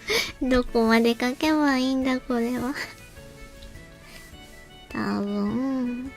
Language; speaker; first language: Japanese; native; Japanese